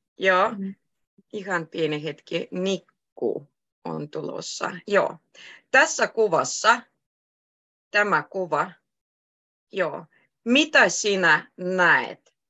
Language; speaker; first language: Finnish; native; Finnish